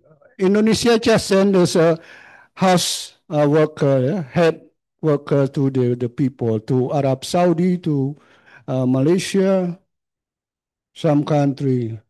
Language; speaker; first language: English; non-native, learner; Khmer